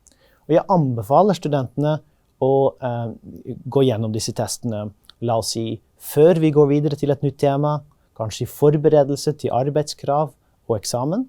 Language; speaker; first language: Norwegian; non-native, fluent; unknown